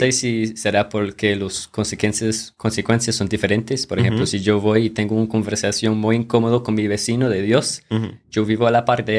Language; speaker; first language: Spanish; non-native, fluent; English